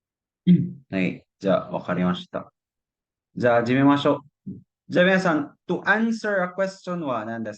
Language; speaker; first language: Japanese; non-native, fluent; Cebuano